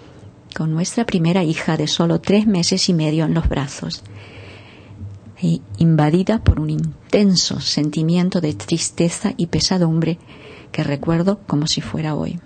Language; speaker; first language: Spanish; native; Spanish